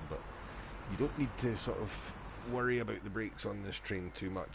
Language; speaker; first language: English; native; English